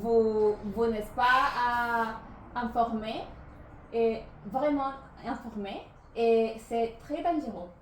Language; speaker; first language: French; non-native, learner; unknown